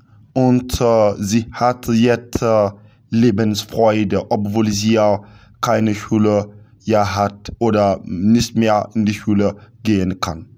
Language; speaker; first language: German; non-native, learner; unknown